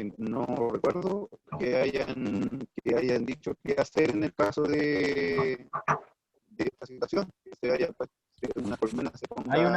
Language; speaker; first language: Spanish; native; Spanish